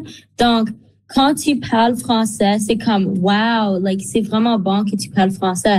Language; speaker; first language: French; non-native, local second language; English